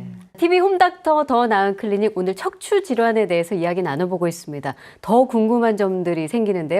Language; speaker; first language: Korean; native; Korean